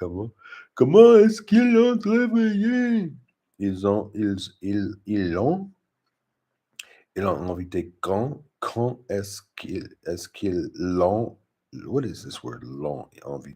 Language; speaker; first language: French; non-native, learner; English